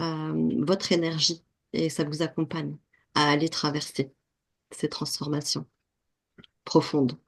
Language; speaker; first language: French; native; French